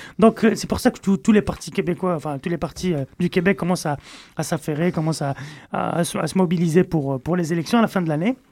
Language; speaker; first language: French; native; French